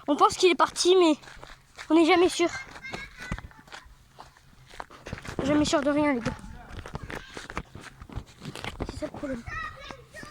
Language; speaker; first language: French; native; French